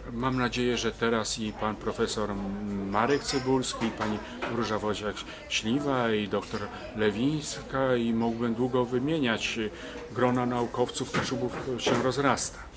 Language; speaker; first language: Polish; native; Polish